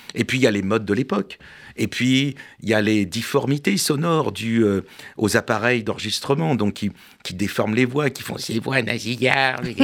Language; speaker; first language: French; native; French